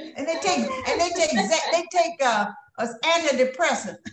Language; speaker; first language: English; native; English